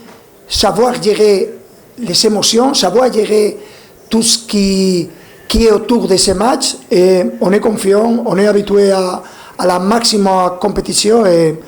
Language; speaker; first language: French; non-native, fluent; Spanish